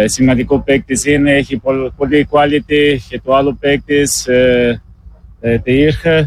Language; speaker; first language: Greek; non-native, learner; Portuguese